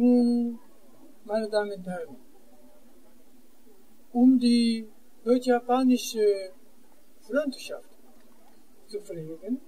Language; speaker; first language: German; non-native, fluent; Japanese